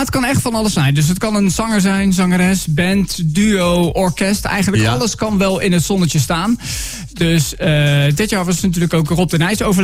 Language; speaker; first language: Dutch; native; Dutch